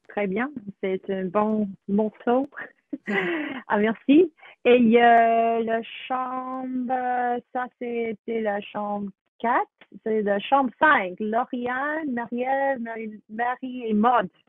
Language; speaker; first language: French; non-native, fluent; English